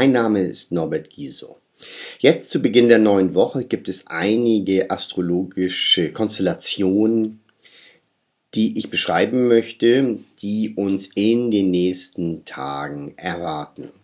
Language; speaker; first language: German; native; German